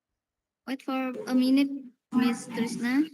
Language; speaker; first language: English; non-native, learner; Indonesian